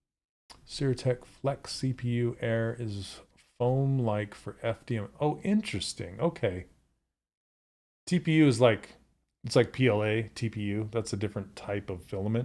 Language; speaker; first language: English; native; English